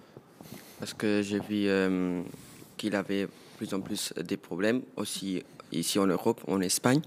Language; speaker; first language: French; non-native, local second language; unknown